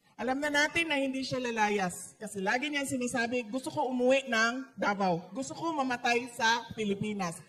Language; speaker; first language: Filipino; non-native, local second language; Cebuano